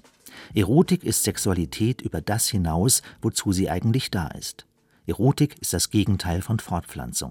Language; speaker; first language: German; native; German